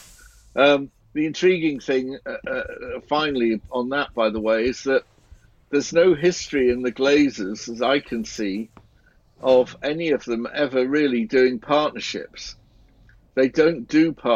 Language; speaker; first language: English; native; English